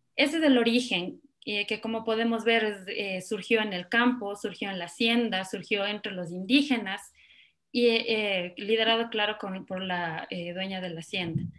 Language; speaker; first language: Spanish; native; Spanish